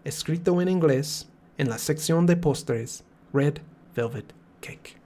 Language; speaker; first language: Spanish; non-native, learner; English